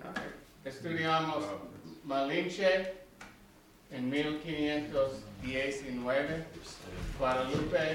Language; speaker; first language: Spanish; non-native, learner; English